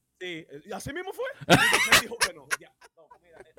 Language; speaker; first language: Spanish; native; Spanish